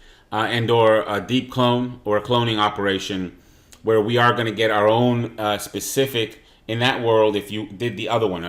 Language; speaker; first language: English; native; English